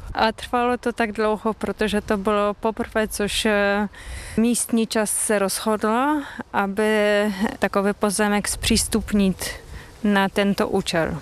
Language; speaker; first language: Czech; non-native, fluent; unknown